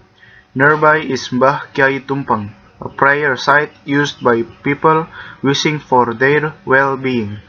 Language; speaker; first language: English; non-native, learner; Indonesian